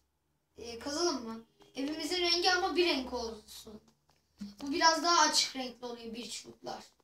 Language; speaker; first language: Turkish; native; Turkish